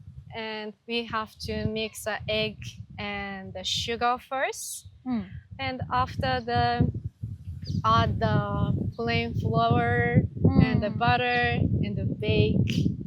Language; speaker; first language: English; non-native, learner; Japanese